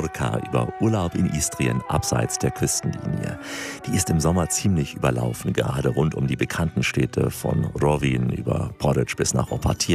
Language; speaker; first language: German; native; German